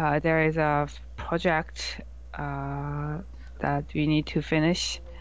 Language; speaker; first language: English; non-native, learner; Korean